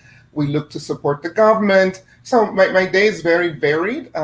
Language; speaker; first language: English; non-native, fluent; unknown